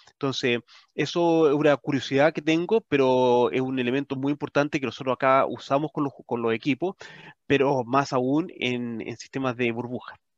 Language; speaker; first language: Spanish; early bilingual, heritage; Spanish